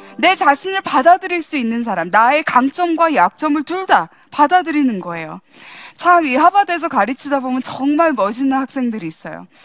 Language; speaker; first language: Korean; early bilingual, heritage; English